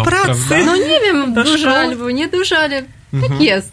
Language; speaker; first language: Polish; non-native, learner; Russian